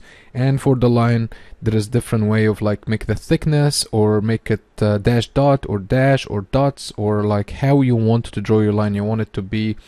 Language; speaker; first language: English; non-native, fluent; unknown